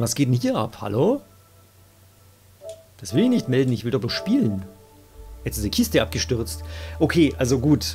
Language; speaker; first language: German; native; German